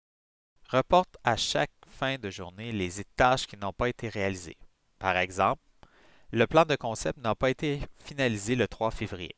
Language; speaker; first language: French; native; French